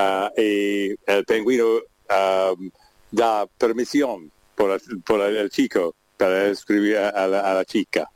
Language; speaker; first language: Spanish; non-native, learner; English